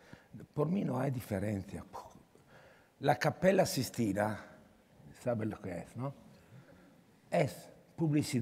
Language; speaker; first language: Spanish; non-native, learner; Italian